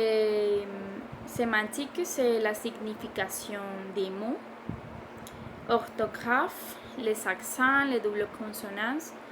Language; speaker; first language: French; non-native, learner; Spanish